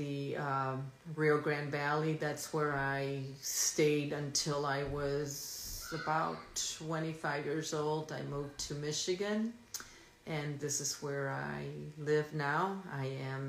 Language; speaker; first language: English; early bilingual, other home language; Spanish